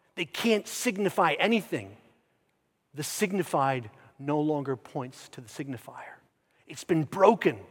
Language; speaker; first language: English; native; English